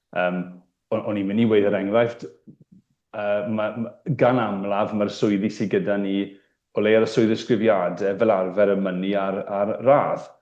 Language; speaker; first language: Welsh; native; Welsh